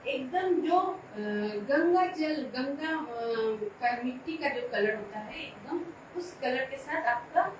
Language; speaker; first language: Hindi; non-native, local second language; Bangla